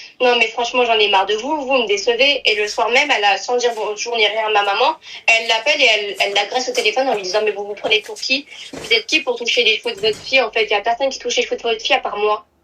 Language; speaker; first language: French; native; French